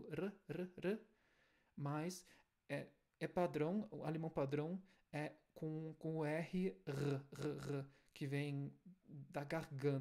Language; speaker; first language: Portuguese; non-native, fluent; German